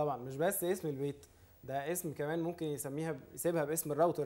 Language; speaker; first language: Arabic; native; Arabic